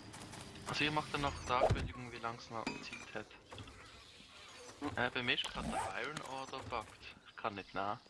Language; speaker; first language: German; native; German